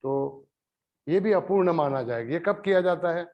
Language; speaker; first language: Hindi; non-native, local second language; Gujarati